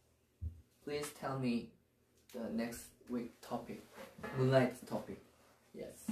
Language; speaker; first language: English; non-native, learner; Korean